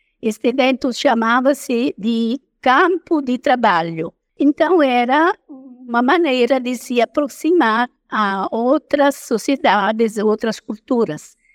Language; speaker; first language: Portuguese; non-native, fluent; Italian